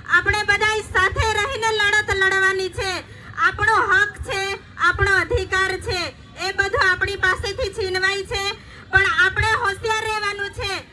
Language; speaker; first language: Gujarati; non-native, local second language; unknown